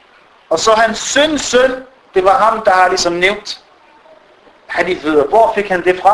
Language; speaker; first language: Danish; non-native, fluent; Arabic